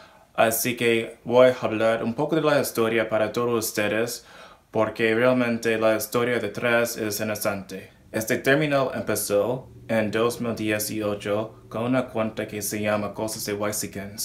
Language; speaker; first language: Spanish; non-native, learner; English